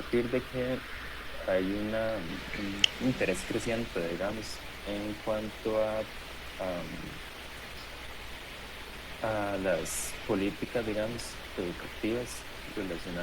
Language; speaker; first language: Spanish; native; Spanish